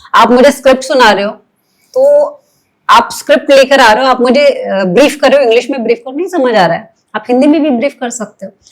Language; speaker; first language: Hindi; non-native, local second language; Marathi